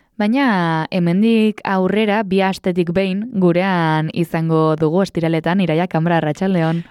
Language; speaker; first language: Basque; native; Basque